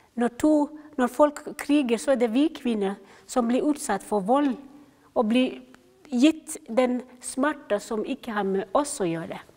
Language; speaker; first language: Norwegian; non-native, fluent; Somali